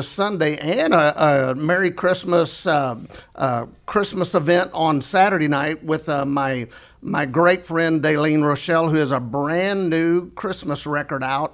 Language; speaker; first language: English; native; English